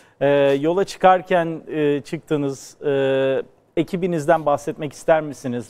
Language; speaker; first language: Turkish; native; Turkish